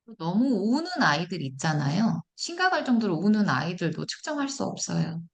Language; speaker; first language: Korean; native; Korean